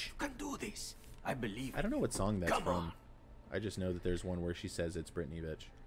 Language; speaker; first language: English; native; English